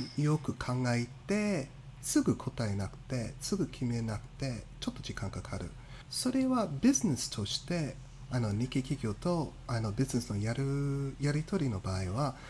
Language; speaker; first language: Japanese; non-native, fluent; English